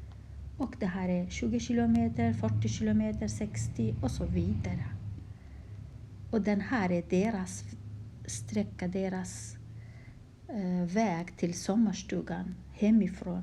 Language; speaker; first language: Swedish; non-native, fluent; Kurdish